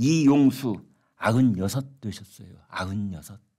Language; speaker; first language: Korean; native; Korean